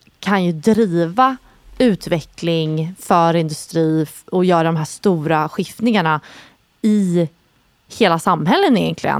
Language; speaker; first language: Swedish; native; Swedish